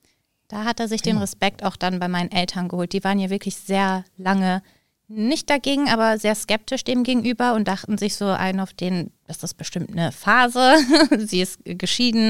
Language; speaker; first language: German; early bilingual, other home language; Persian